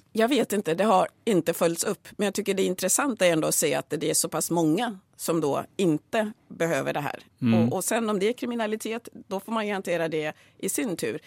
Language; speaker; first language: Swedish; early bilingual, other home language; Swahili